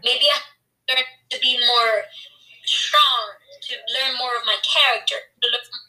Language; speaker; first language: English; non-native, fluent; Spanish